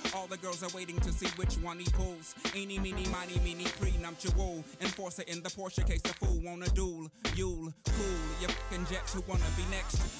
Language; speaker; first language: English; native; English